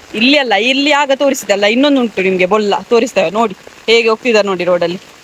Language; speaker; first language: Kannada; non-native, local second language; Tulu